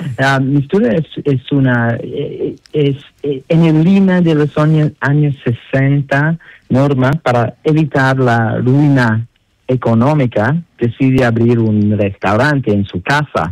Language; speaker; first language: Spanish; non-native, fluent; English